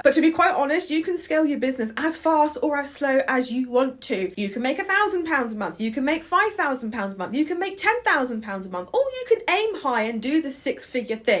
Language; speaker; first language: English; native; English